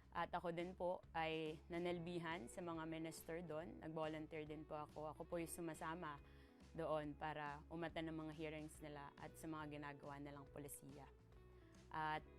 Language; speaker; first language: Filipino; native; Filipino